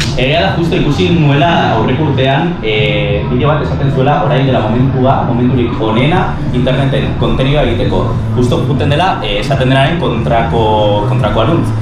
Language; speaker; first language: Basque; non-native, local second language; Spanish